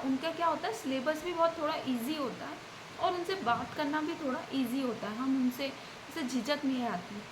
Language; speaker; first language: Hindi; native; Hindi